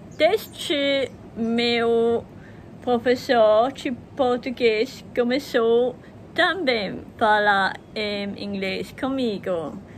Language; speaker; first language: Portuguese; non-native, learner; German